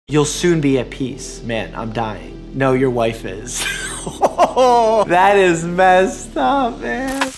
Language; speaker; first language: English; native; English